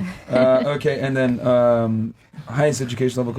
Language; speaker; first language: English; native; English